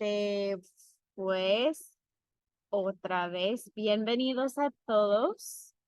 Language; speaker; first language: Spanish; non-native, fluent; English